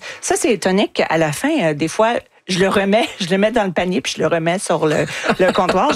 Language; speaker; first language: French; non-native, fluent; English